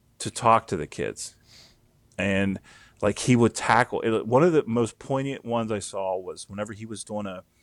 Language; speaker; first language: English; native; English